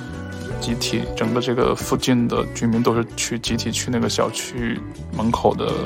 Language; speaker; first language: Chinese; native; Chinese